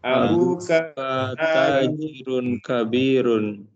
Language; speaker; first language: Arabic; non-native, learner; Indonesian